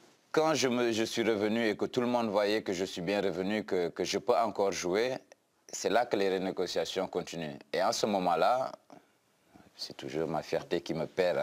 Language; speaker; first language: French; non-native, local second language; Wolof